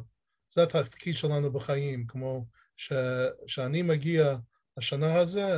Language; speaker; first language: Hebrew; non-native, learner; English